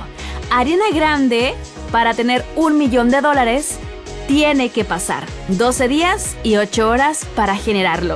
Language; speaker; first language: Spanish; native; Spanish